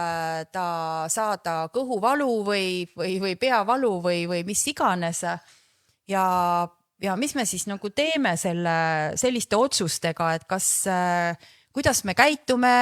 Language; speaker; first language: Estonian; native; Estonian